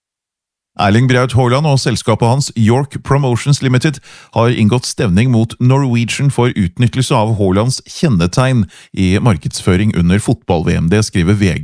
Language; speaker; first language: Norwegian; native; Norwegian